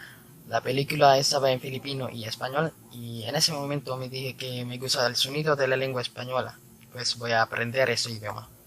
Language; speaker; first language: Spanish; non-native, fluent; Filipino